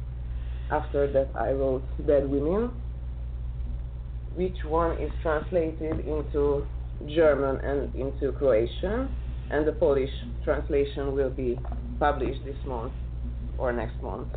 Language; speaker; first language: English; non-native, learner; Serbian